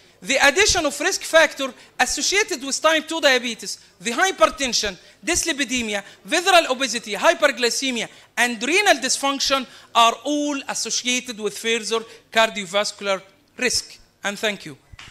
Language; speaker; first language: English; non-native, fluent; Arabic